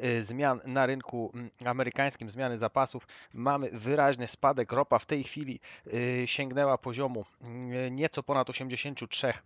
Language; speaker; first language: Polish; native; Polish